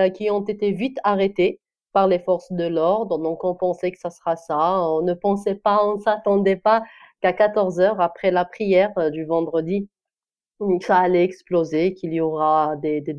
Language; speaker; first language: French; non-native, local second language; Kabyle